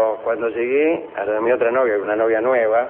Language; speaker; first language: Spanish; native; Spanish